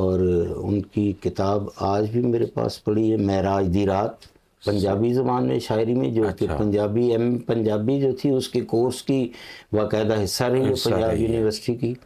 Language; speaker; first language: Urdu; non-native, local second language; Punjabi